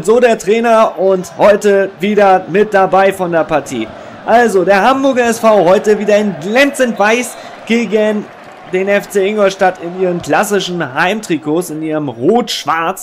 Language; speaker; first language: German; native; German